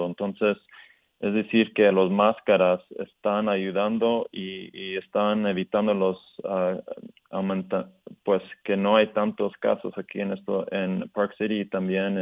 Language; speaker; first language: Spanish; early bilingual, heritage; Spanish